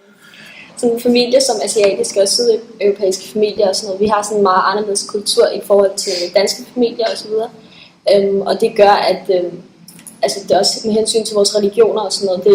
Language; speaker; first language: Danish; early bilingual, other home language; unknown